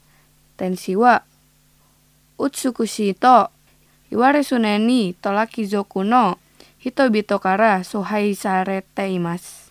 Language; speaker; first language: Japanese; non-native, fluent; Indonesian